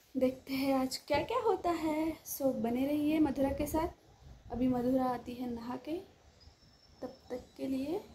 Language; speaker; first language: Hindi; non-native, local second language; Marathi